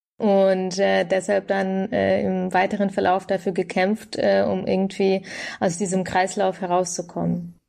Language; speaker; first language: German; early bilingual, other home language; Russian